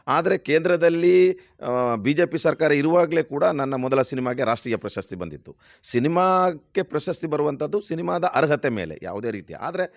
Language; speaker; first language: Kannada; non-native, local second language; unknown